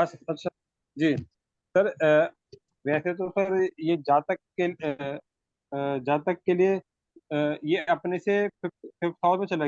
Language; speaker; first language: Hindi; native; Hindi